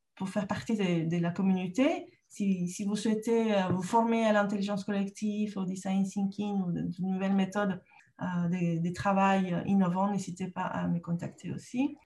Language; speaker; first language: French; non-native, fluent; Spanish